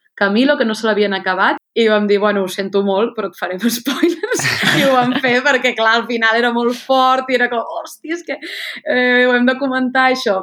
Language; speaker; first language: Catalan; native; Catalan